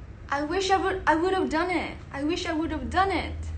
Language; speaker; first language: English; early bilingual, other home language; Japanese